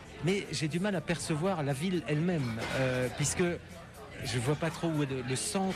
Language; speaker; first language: French; native; French